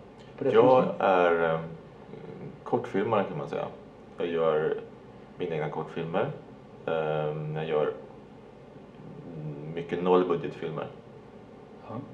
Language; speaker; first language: Swedish; native; Swedish